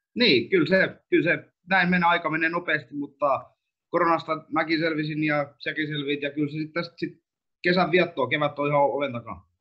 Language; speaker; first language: Finnish; native; Finnish